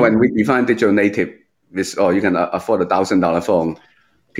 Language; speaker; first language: English; non-native, local second language; Cantonese